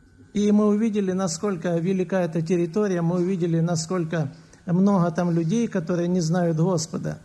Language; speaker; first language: Russian; native; Russian